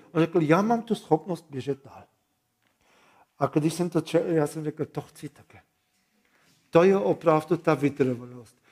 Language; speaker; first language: Czech; non-native, fluent; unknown